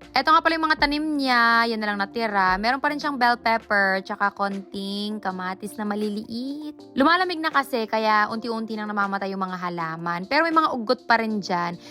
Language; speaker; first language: Filipino; native; Filipino